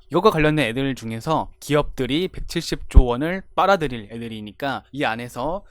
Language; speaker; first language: Korean; native; Korean